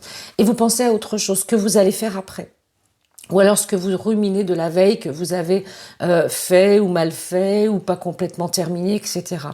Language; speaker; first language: French; native; French